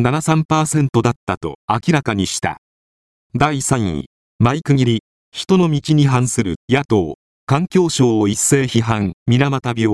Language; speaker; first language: Japanese; native; Japanese